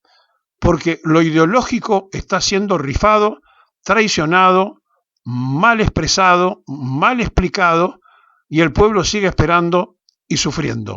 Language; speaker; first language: Spanish; native; Spanish